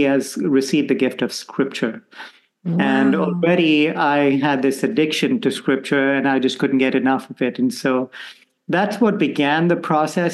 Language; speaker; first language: English; non-native, local second language; Konkani